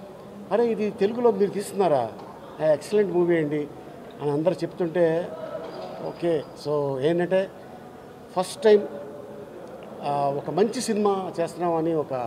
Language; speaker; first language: Telugu; native; Telugu